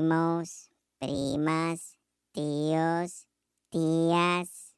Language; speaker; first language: Spanish; non-native, learner; English